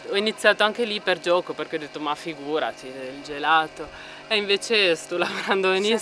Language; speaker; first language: Italian; native; Italian